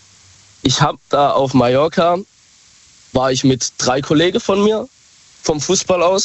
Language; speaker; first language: German; native; German